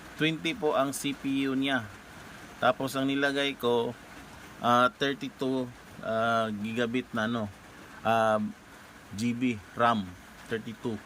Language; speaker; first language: Filipino; non-native, local second language; Cebuano